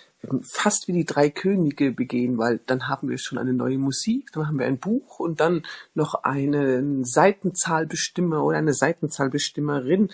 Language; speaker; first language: German; native; German